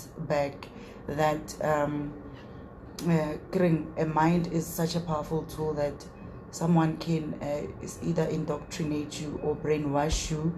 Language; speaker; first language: English; non-native, local second language; Tswana